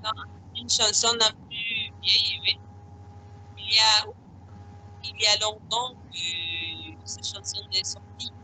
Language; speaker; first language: French; non-native, fluent; Spanish